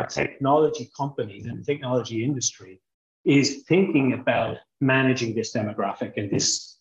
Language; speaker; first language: English; native; English